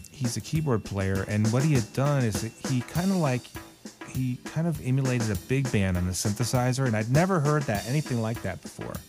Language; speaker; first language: English; native; English